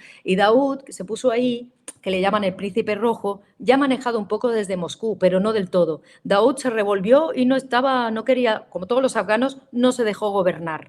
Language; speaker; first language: Spanish; native; Spanish